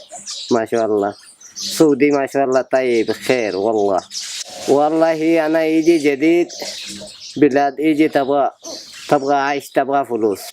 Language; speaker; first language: Arabic; non-native, learner; Bangla